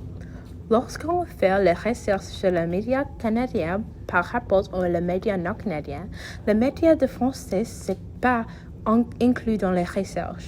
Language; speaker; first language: French; non-native, learner; English